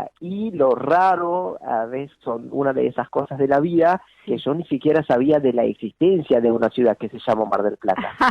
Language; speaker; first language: Spanish; non-native, fluent; Armenian